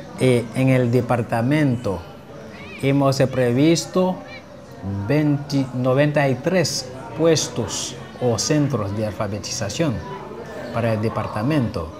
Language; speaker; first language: Spanish; non-native, fluent; Haitian Creole